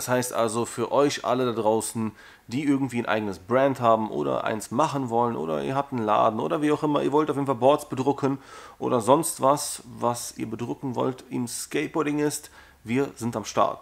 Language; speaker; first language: German; native; German